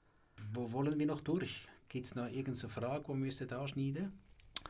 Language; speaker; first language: German; native; German